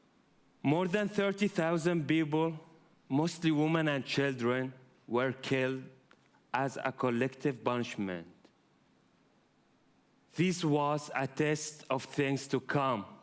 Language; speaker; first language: English; non-native, fluent; Arabic